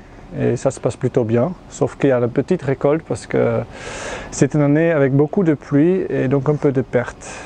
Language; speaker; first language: French; non-native, fluent; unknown